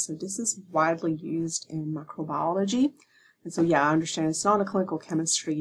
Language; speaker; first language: English; native; English